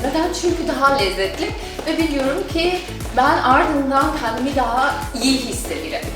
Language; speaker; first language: Turkish; non-native, fluent; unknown